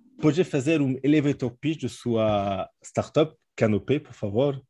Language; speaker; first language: Portuguese; non-native, fluent; French